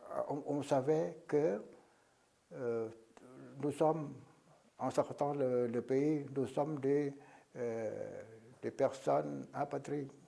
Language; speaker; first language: French; non-native, local second language; Vietnamese